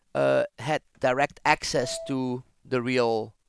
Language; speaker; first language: English; non-native, fluent; Dutch